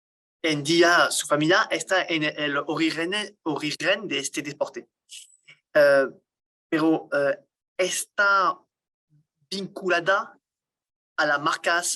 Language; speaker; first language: Spanish; non-native, learner; French